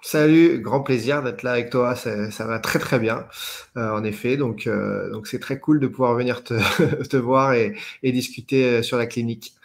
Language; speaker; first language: French; native; French